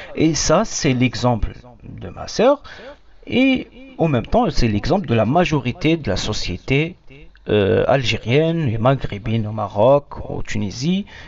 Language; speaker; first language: French; non-native, local second language; Arabic